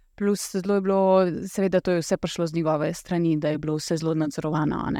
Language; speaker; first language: Slovenian; early bilingual, other home language; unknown